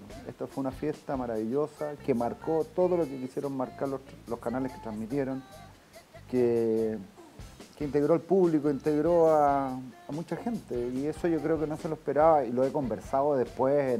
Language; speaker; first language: Spanish; native; Spanish